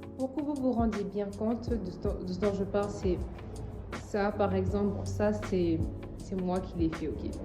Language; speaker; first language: French; non-native, local second language; Wolof